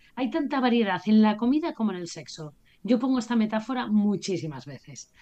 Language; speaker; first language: Spanish; native; Spanish